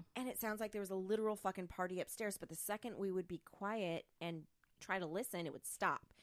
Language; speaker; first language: English; native; English